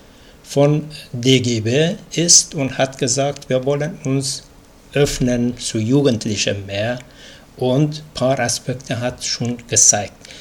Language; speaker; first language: German; non-native, fluent; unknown